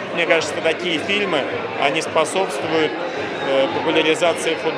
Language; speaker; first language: Russian; native; Russian